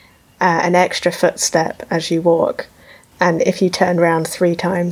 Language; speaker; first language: English; native; English